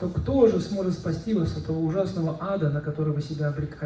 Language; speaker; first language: Russian; native; Russian